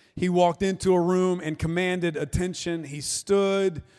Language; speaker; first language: English; native; English